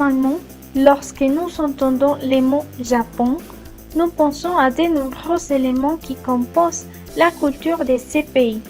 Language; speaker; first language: French; non-native, learner; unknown